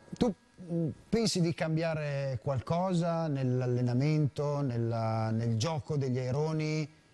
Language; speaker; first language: Italian; native; Italian